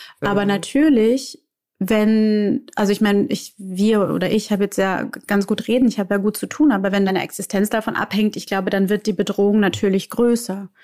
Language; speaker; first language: German; native; German